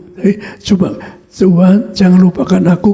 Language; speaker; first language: Indonesian; native; Indonesian